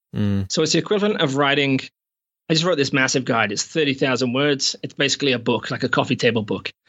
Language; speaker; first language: English; native; English